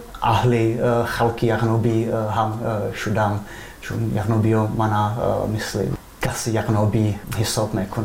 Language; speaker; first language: Persian; non-native, fluent; Czech